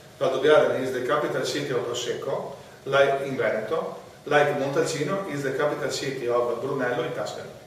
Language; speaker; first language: English; non-native, fluent; Italian